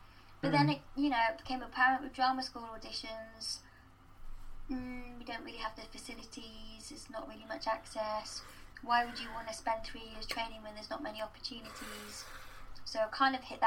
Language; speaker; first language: English; native; English